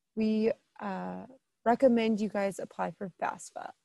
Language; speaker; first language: English; native; English